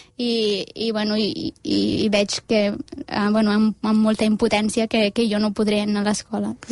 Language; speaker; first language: Catalan; early bilingual, other home language; Amharic